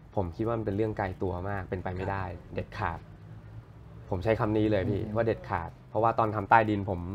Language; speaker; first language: Thai; native; Thai